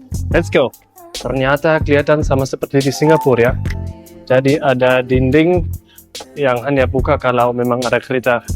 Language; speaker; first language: Indonesian; non-native, fluent; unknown